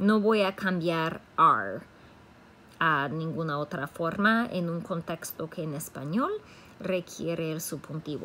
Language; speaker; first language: Spanish; non-native, fluent; English